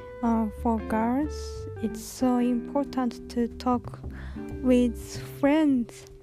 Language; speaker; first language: English; non-native, learner; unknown